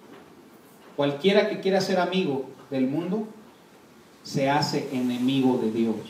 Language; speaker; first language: Spanish; native; Spanish